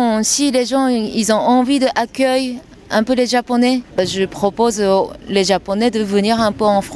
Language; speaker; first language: French; non-native, learner; Japanese